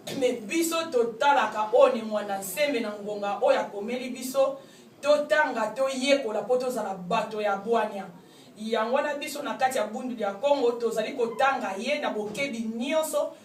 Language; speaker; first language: Lingala; non-native, local second language; Kongo